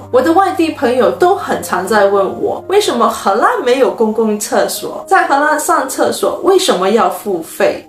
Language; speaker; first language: Chinese; native; Chinese